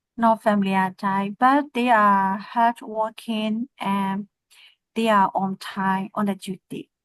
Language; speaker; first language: English; non-native, learner; Burmese